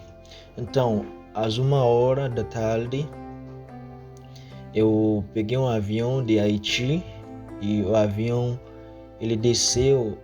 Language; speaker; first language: Portuguese; non-native, fluent; Haitian Creole